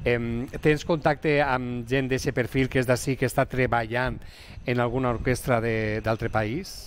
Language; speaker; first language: Catalan; native; Catalan